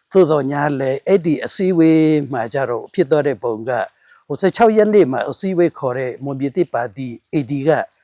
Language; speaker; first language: Burmese; non-native, local second language; Mon